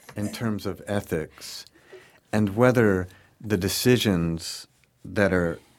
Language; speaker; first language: English; native; English